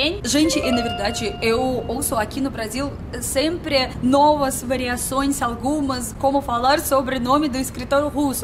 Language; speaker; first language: Portuguese; non-native, learner; Russian